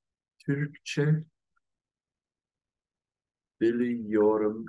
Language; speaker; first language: Turkish; non-native, learner; English